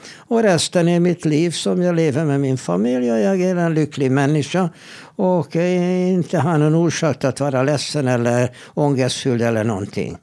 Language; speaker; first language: Swedish; non-native, fluent; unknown